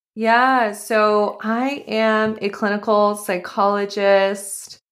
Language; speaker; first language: English; native; English